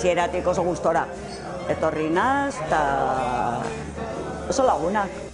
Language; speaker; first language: Basque; non-native, learner; Spanish